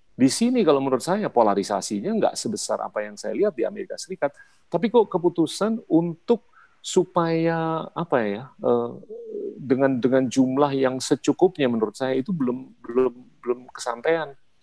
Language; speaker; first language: Indonesian; native; Indonesian